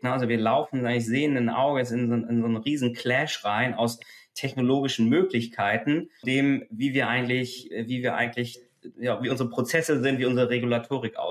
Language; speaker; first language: German; native; German